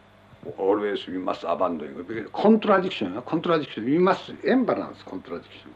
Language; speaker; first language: English; non-native, learner; Japanese